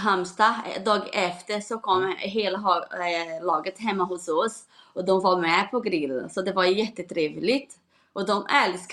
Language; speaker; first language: Swedish; non-native, fluent; Portuguese